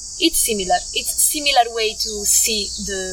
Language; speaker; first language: English; non-native, fluent; Italian